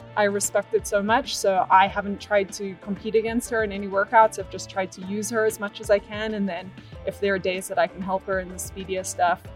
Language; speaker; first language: English; native; English